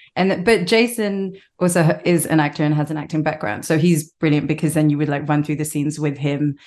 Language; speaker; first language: English; native; English